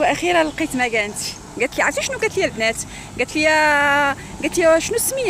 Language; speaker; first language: Arabic; native; Arabic